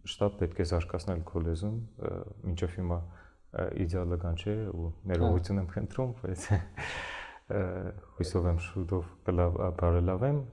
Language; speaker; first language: Armenian; early bilingual, heritage; Armenian